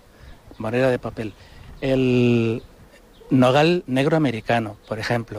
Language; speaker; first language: Spanish; native; Spanish